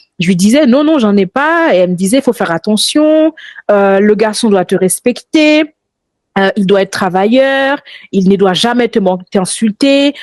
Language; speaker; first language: French; early bilingual, other home language; Haitian Creole